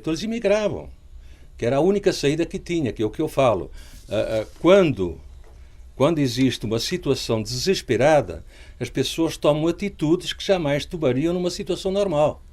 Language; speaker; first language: Portuguese; native; Portuguese